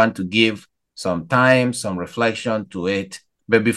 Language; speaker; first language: English; non-native, local second language; Igbo